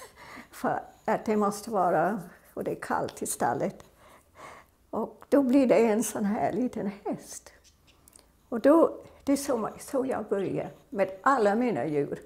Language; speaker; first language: Swedish; non-native, fluent; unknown